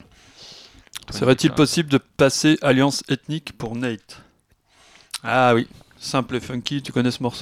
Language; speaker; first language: French; native; French